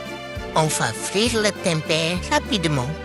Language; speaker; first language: French; non-native, learner; Indonesian